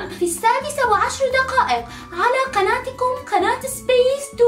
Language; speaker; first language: Arabic; native; Arabic